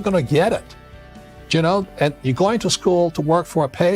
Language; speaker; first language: English; native; English